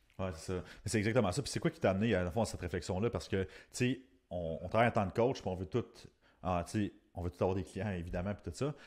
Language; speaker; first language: French; native; French